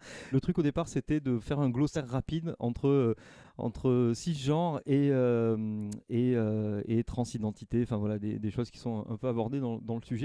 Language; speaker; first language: French; native; French